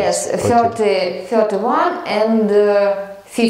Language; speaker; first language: English; non-native, learner; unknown